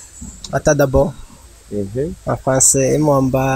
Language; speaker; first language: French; non-native, learner; Rundi